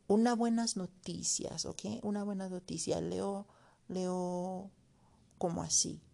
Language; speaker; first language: Spanish; non-native, learner; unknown